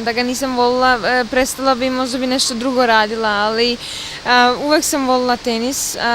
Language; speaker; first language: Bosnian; early bilingual, other home language; Serbian